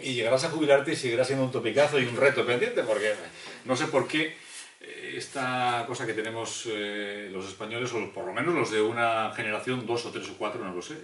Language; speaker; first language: Spanish; native; Spanish